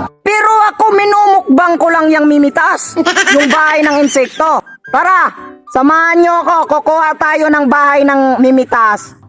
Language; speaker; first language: Filipino; non-native, local second language; Cebuano